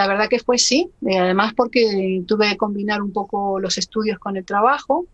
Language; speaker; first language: Spanish; native; Spanish